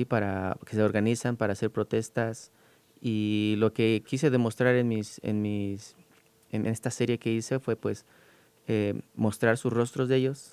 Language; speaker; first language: Spanish; native; Spanish